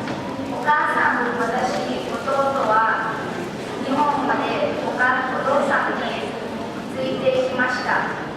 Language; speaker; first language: Japanese; non-native, learner; Lao